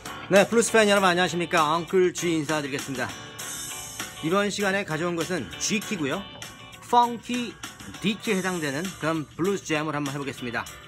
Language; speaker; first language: Korean; native; Korean